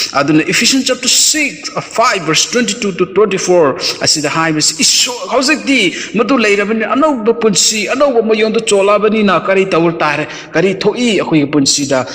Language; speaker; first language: Manipuri; native; Manipuri